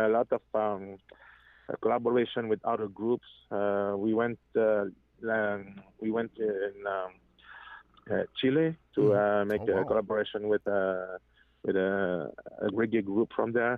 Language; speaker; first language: English; non-native, fluent; French